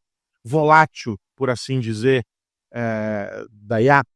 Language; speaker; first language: Portuguese; native; Portuguese